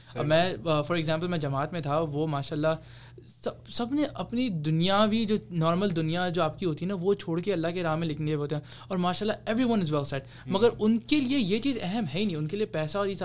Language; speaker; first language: Urdu; early bilingual, heritage; Urdu